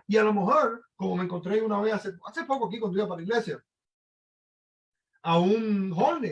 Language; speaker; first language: Spanish; native; Spanish